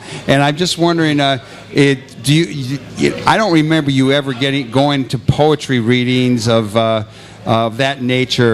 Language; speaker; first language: English; native; English